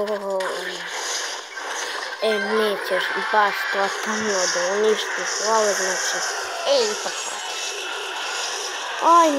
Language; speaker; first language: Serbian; early bilingual, heritage; Serbian